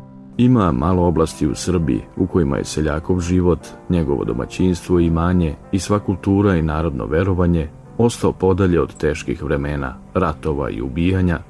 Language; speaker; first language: Bosnian; native; Bosnian